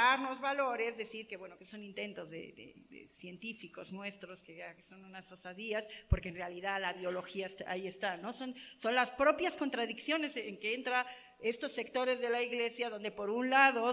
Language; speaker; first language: Spanish; native; Spanish